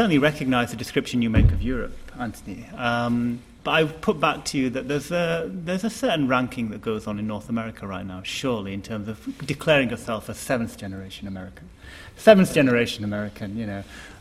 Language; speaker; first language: English; native; English